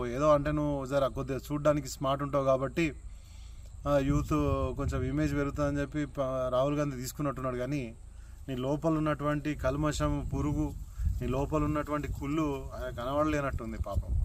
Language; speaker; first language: Telugu; native; Telugu